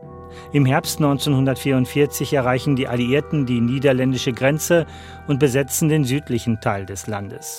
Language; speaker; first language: German; native; German